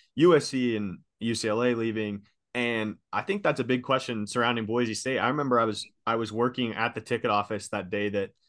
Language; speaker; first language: English; native; English